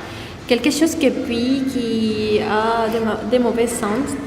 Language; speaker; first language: French; non-native, learner; Spanish